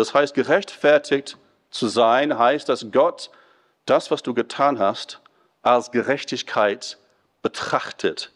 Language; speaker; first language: German; non-native, fluent; English